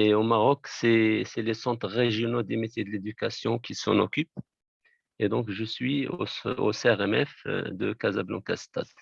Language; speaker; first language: French; non-native, local second language; Arabic